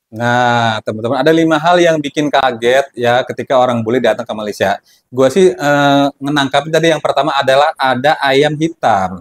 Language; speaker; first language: Indonesian; native; Indonesian